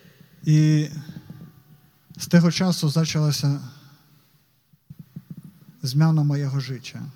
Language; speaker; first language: Russian; non-native, local second language; Ukrainian